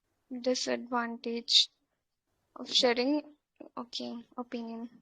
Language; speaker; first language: English; non-native, fluent; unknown